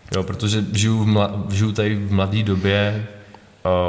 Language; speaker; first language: Czech; native; Czech